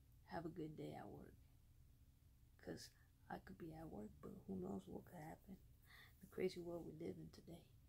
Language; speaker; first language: English; early bilingual, other home language; Spanish